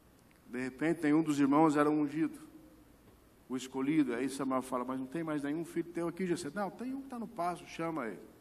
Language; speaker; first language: Portuguese; native; Portuguese